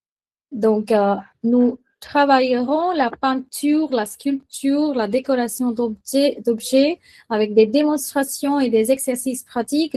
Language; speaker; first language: French; non-native, fluent; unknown